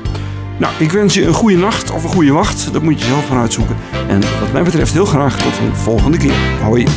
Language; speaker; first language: Dutch; native; Dutch